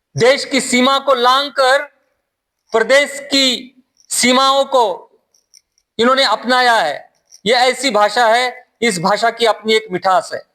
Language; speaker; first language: Hindi; non-native, local second language; Marathi